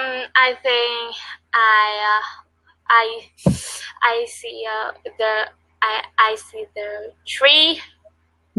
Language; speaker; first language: English; non-native, learner; Vietnamese